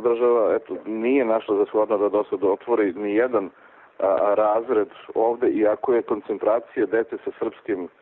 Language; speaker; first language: Serbian; native; Serbian